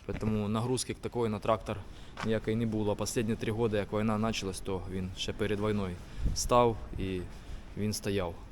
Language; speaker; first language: Ukrainian; native; Ukrainian